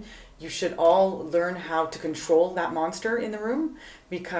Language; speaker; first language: English; native; English